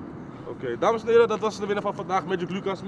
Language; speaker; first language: Dutch; native; Dutch